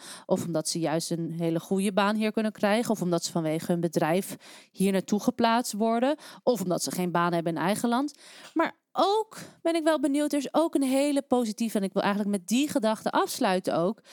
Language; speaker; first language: Dutch; native; Dutch